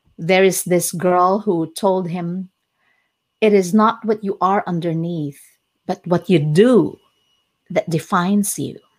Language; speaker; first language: English; non-native, local second language; Cebuano